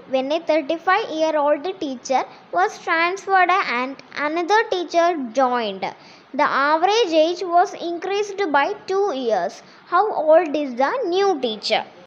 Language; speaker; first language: English; non-native, local second language; Malayalam